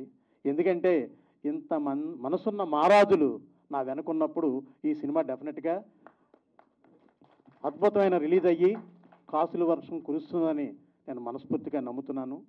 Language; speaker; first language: Telugu; native; Telugu